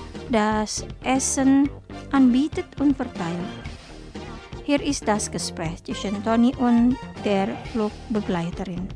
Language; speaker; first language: German; non-native, fluent; Indonesian